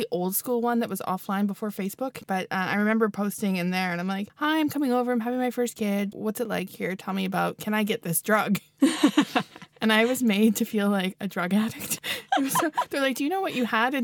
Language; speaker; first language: English; native; English